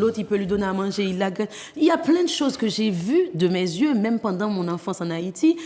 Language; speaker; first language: French; non-native, local second language; Haitian Creole